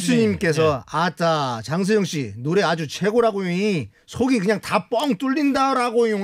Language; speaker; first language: Korean; native; Korean